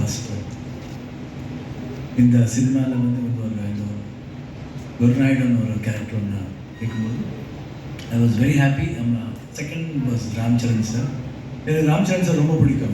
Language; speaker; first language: Tamil; non-native, learner; Telugu